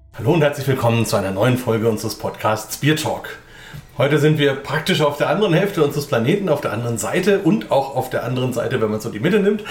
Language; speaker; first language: German; native; German